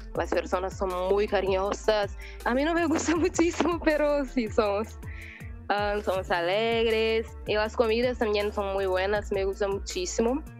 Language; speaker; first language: Spanish; non-native, learner; Portuguese